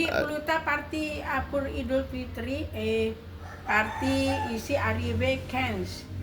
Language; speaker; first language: French; non-native, learner; Indonesian